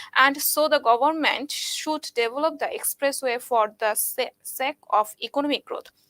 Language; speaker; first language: English; non-native, local second language; Bangla